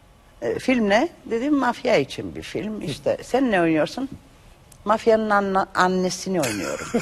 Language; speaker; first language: Turkish; non-native, learner; Macedonian